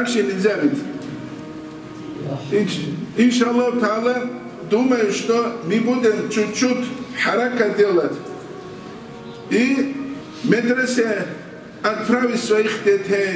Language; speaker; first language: Russian; non-native, local second language; Avaric